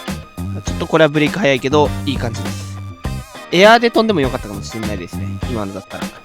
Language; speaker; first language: Japanese; native; Japanese